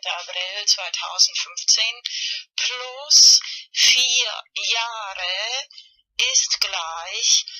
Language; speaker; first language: German; non-native, fluent; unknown